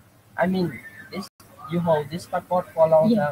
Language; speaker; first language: English; non-native, learner; Vietnamese